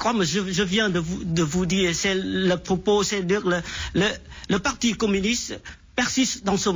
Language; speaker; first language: French; non-native, fluent; Vietnamese